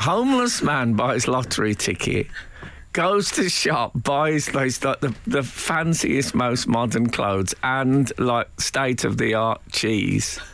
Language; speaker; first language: English; native; English